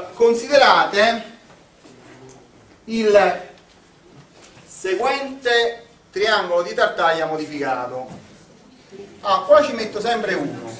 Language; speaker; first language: Italian; native; Italian